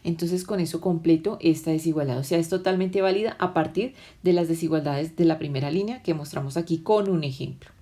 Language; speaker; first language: Spanish; native; Spanish